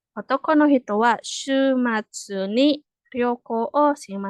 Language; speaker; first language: Japanese; non-native, fluent; Indonesian